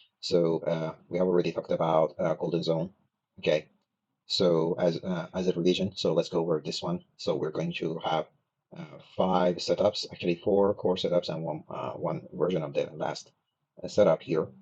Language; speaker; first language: English; non-native, fluent; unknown